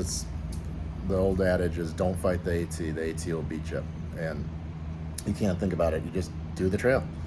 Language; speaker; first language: English; native; English